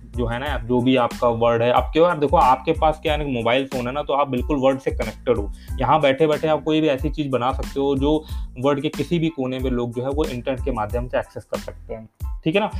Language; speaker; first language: Hindi; native; Hindi